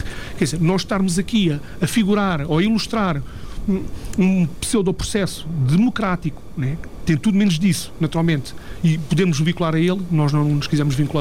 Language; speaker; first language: Portuguese; native; Portuguese